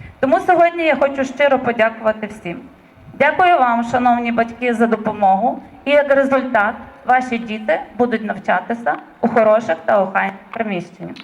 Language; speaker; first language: Ukrainian; native; Ukrainian